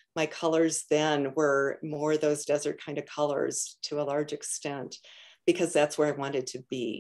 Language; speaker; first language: English; native; English